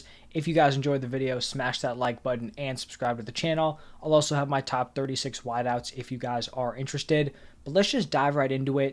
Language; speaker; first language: English; native; English